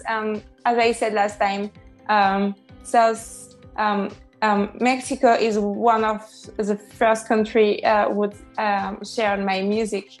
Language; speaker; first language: English; non-native, fluent; French